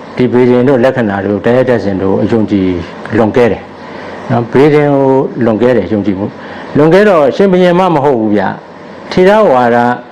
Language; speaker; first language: Burmese; native; Burmese